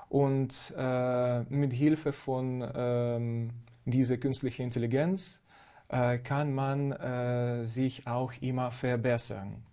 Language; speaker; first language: German; non-native, fluent; Ukrainian